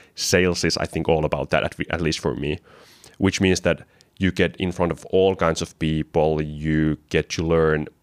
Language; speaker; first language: English; non-native, fluent; Finnish